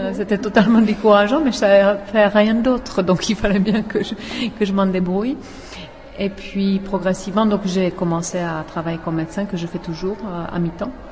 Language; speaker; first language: French; non-native, fluent; Czech